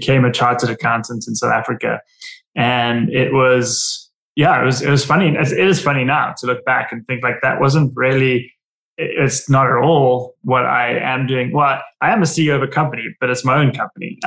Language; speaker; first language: English; native; English